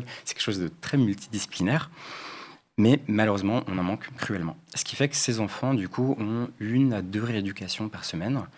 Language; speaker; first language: French; native; French